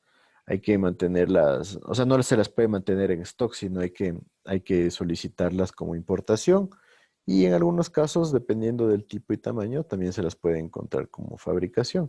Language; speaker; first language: Spanish; native; Spanish